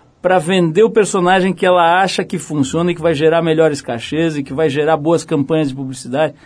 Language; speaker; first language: Portuguese; native; Portuguese